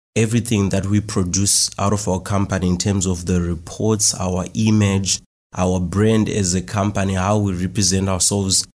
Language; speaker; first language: English; non-native, local second language; Shona